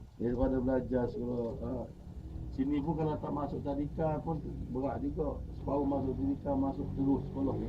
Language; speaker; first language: Malay; non-native, local second language; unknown